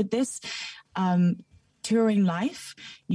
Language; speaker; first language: English; native; English